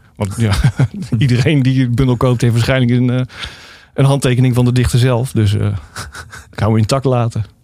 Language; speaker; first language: Dutch; native; Dutch